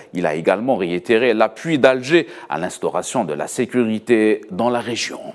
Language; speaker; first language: French; non-native, local second language; Arabic